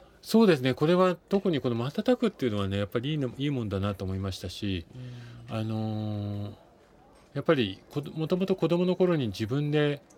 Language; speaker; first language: Japanese; native; Japanese